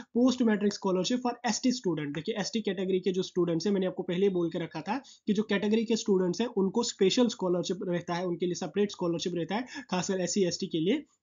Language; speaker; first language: Hindi; non-native, local second language; Kashmiri